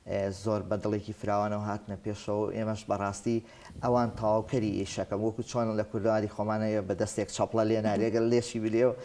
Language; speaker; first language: Central Kurdish; native; Central Kurdish